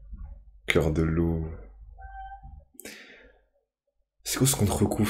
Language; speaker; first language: French; native; French